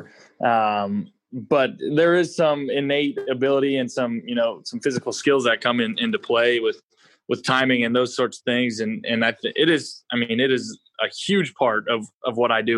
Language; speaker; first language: English; native; English